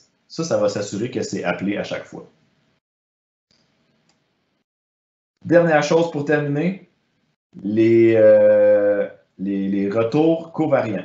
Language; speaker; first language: French; native; French